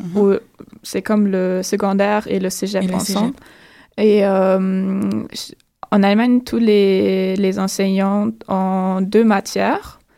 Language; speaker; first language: French; non-native, fluent; German